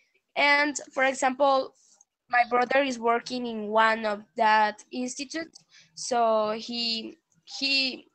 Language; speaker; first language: English; non-native, learner; Spanish